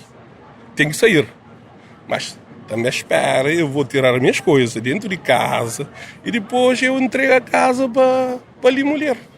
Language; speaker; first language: Portuguese; non-native, local second language; Kabuverdianu